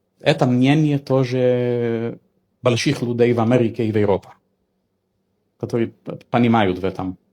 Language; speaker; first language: Russian; non-native, learner; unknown